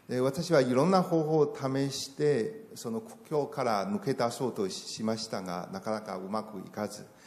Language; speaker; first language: Japanese; non-native, fluent; Chinese